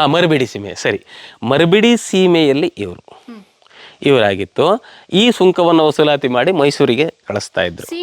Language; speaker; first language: Kannada; native; Kannada